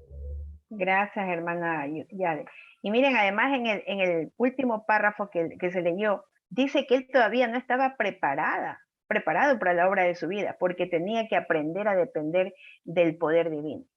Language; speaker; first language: Spanish; native; Spanish